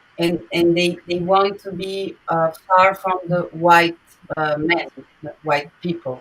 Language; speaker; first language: English; non-native, learner; Portuguese